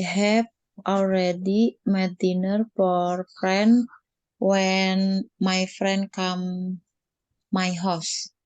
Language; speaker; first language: English; non-native, learner; Indonesian